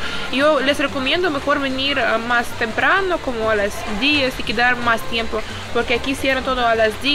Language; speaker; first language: Spanish; non-native, learner; Ukrainian